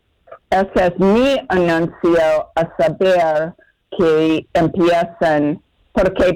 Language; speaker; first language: Spanish; non-native, fluent; English